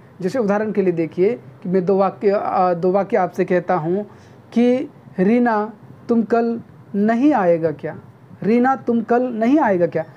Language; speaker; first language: Hindi; non-native, local second language; Nepali